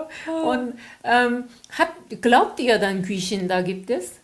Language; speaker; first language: German; non-native, learner; Korean